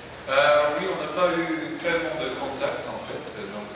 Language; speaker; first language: French; non-native, fluent; English